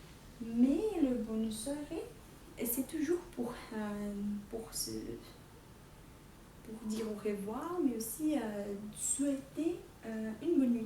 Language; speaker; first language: French; non-native, fluent; Portuguese